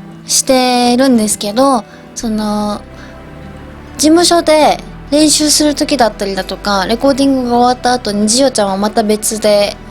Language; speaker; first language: Japanese; native; Japanese